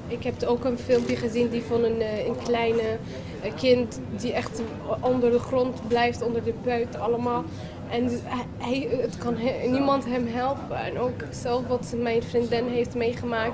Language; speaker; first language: Dutch; non-native, local second language; Papiamento